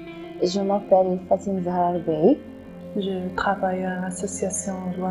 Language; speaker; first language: French; non-native, local second language; Arabic